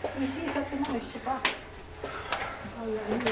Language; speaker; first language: French; non-native, fluent; Spanish